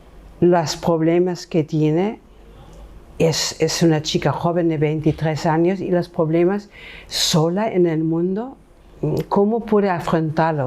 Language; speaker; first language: Spanish; non-native, fluent; German